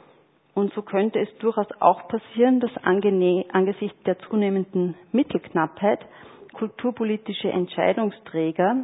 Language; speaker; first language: German; native; German